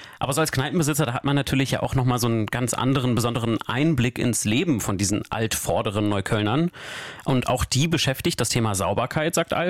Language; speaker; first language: German; native; German